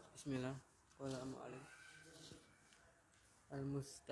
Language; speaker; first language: Arabic; non-native, learner; Indonesian